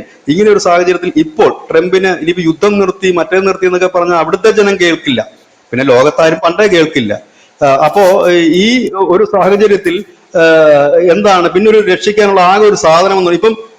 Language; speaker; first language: Malayalam; native; Malayalam